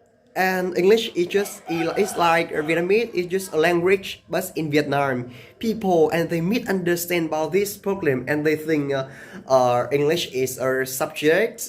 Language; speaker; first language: English; non-native, learner; Vietnamese